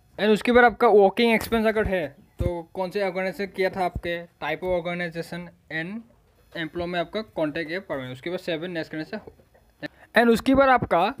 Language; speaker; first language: Hindi; non-native, local second language; Assamese